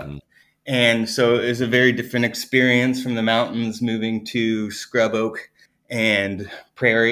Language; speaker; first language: English; native; English